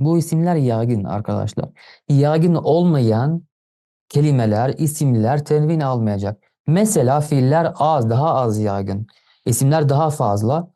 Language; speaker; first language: Turkish; non-native, fluent; Arabic